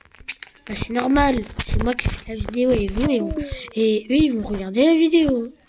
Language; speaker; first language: French; native; French